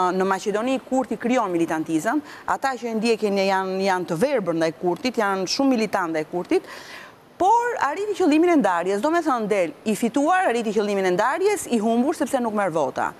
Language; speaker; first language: Albanian; native; Albanian